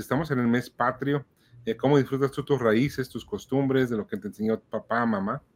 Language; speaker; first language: Spanish; native; Spanish